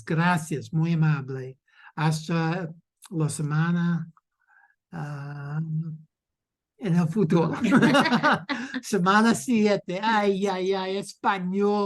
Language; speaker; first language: Spanish; non-native, learner; English